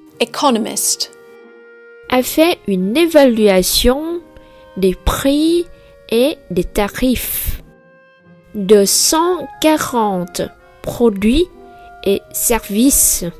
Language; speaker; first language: French; non-native, fluent; Vietnamese